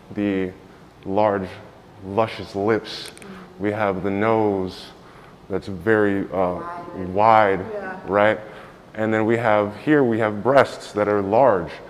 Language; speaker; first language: English; native; English